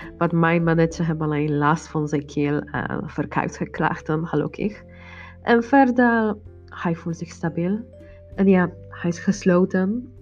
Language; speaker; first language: Dutch; non-native, learner; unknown